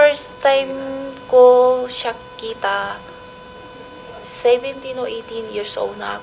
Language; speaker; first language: Filipino; non-native, learner; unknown